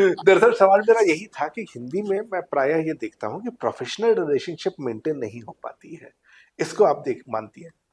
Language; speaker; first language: Hindi; native; Hindi